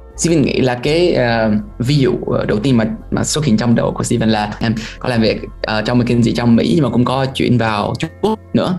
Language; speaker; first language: Vietnamese; non-native, fluent; English